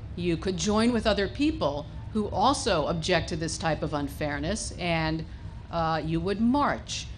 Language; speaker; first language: English; native; English